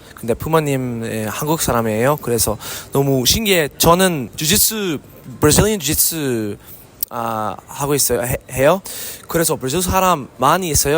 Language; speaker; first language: Korean; non-native, learner; English